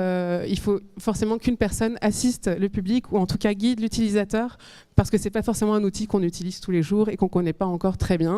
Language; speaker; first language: French; native; French